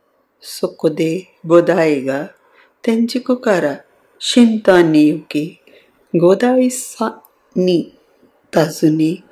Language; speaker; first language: Japanese; non-native, fluent; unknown